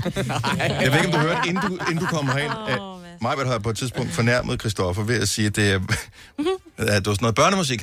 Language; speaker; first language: Danish; native; Danish